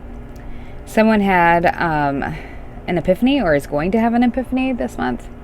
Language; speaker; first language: English; native; English